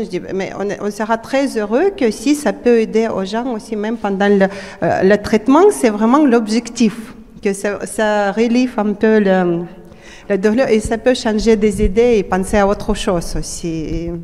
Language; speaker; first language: French; non-native, fluent; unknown